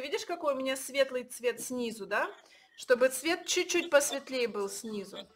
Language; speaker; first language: Russian; native; Russian